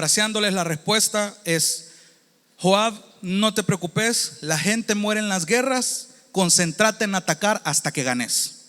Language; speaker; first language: Spanish; native; Spanish